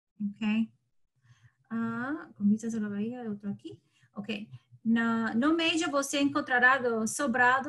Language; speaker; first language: Portuguese; non-native, learner; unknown